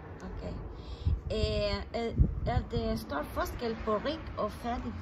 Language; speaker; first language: Danish; non-native, learner; Spanish